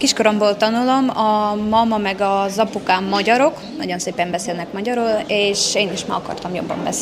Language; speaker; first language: Hungarian; non-native, learner; Ukrainian